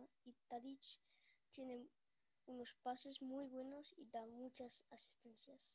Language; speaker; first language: Spanish; early bilingual, heritage; Spanish